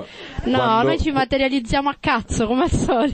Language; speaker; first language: Italian; native; Italian